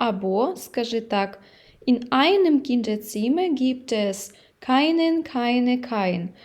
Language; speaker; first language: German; non-native, fluent; Ukrainian